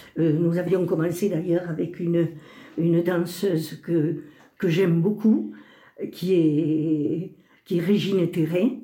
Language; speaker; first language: French; early bilingual, other home language; Spanish